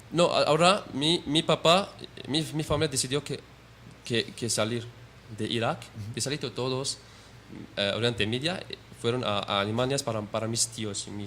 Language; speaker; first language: Spanish; non-native, learner; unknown